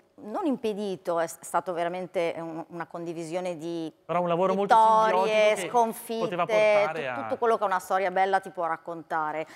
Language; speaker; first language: Italian; native; Italian